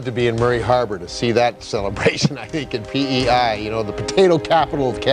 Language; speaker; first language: English; native; English